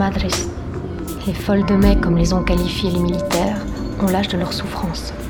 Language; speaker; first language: French; native; French